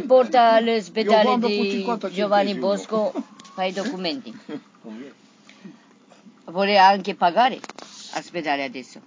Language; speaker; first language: Italian; non-native, learner; Romanian